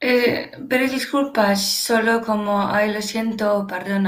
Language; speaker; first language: Spanish; non-native, learner; French